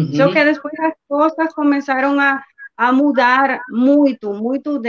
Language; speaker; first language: Portuguese; non-native, learner; Spanish